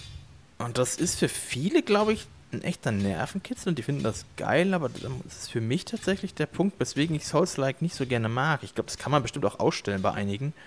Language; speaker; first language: German; native; German